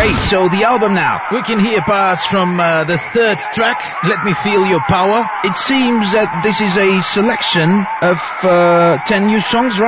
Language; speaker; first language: English; non-native, fluent; Bulgarian